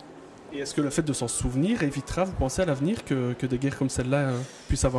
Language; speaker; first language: French; native; French